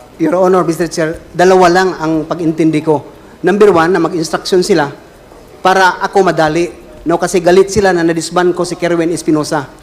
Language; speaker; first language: Filipino; non-native, local second language; Cebuano